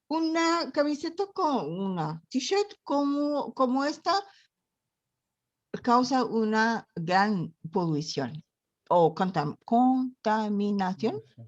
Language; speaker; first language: Spanish; non-native, learner; Portuguese